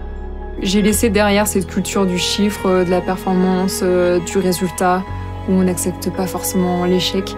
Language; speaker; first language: French; native; French